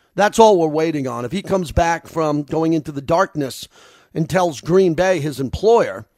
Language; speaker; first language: English; native; English